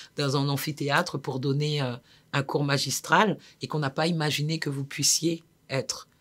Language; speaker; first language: French; native; French